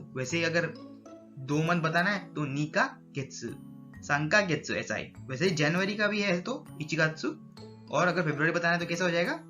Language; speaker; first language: Hindi; native; Hindi